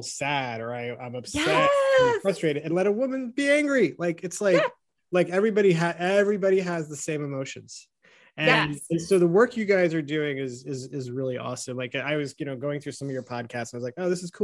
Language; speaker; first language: English; native; English